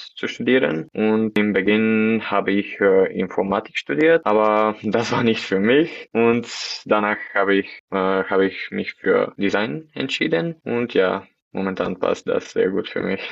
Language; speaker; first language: German; non-native, learner; Bulgarian